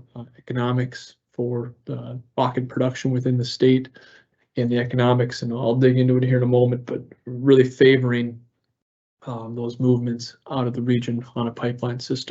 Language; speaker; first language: English; native; English